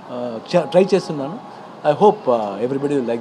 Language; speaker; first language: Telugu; non-native, fluent; Kannada